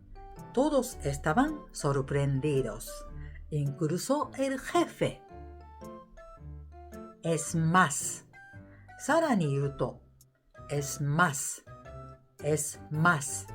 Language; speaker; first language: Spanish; non-native, fluent; Japanese